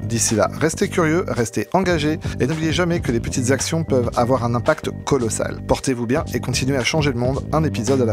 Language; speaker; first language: French; native; French